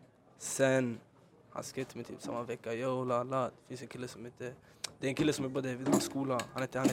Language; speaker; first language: Swedish; early bilingual, other home language; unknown